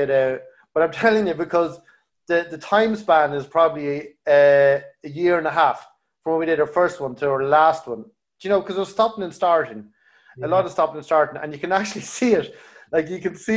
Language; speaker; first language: English; native; English